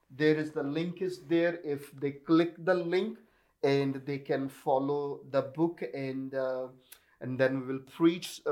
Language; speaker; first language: English; non-native, local second language; Urdu